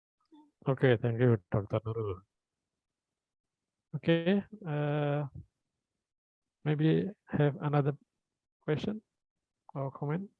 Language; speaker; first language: English; non-native, fluent; Indonesian